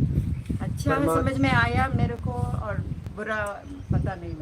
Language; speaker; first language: Hindi; non-native, local second language; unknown